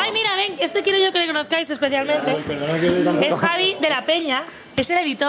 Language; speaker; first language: Spanish; native; Spanish